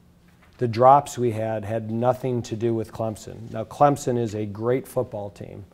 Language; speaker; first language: English; native; English